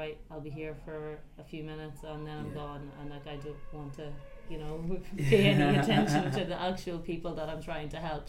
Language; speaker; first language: English; native; English